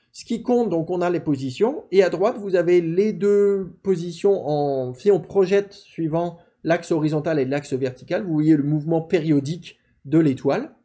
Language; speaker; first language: French; native; French